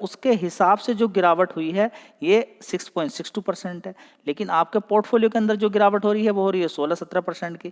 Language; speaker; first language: Hindi; native; Hindi